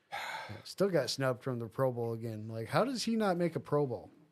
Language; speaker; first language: English; native; English